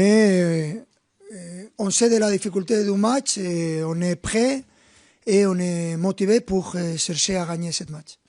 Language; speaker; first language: French; non-native, fluent; Spanish